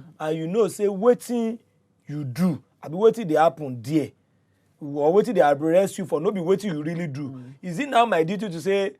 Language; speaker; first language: Nigerian Pidgin; native; Nigerian Pidgin